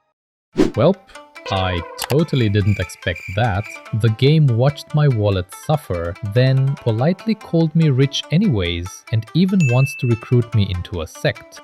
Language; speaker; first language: English; native; English